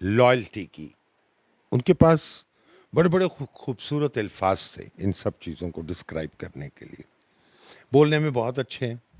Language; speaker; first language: Hindi; non-native, local second language; Dogri